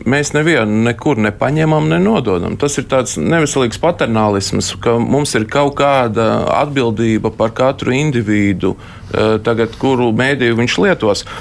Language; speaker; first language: Latvian; native; Latvian